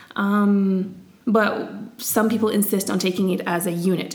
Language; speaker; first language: English; early bilingual, heritage; Arabic